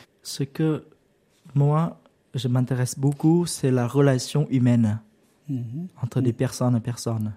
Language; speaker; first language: French; non-native, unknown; Vietnamese